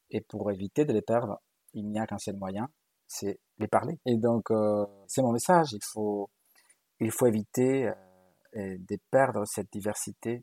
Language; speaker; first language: French; non-native, fluent; Galician